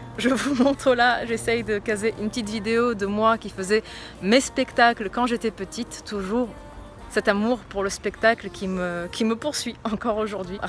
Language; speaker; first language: French; early bilingual, other home language; Portuguese